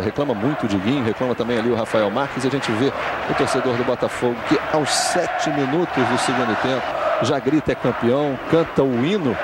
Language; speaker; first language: Portuguese; native; Portuguese